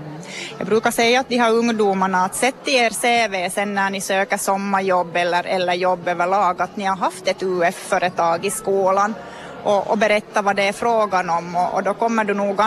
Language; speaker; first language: Swedish; native; Swedish